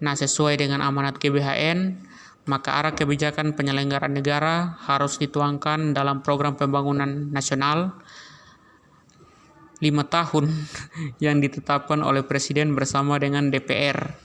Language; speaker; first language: Indonesian; native; Indonesian